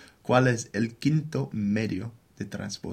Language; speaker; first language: Spanish; non-native, fluent; English